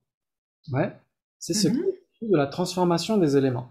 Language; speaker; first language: French; native; French